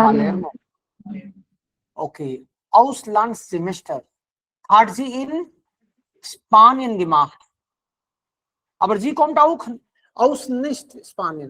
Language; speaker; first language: German; non-native, fluent; Hindi